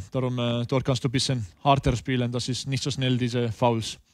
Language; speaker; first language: German; non-native, fluent; Estonian